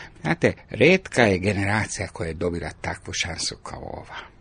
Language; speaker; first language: Croatian; non-native, local second language; Hungarian